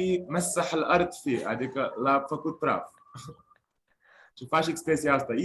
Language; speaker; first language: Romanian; non-native, fluent; Arabic